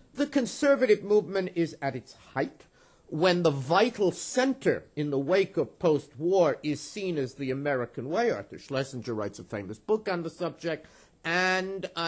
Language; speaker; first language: English; native; English